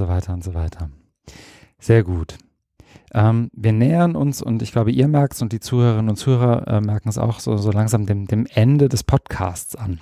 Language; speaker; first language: German; native; German